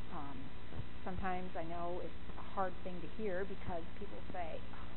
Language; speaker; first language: English; native; English